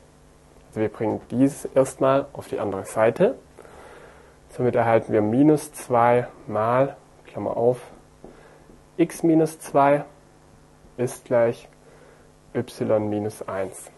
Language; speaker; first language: German; native; German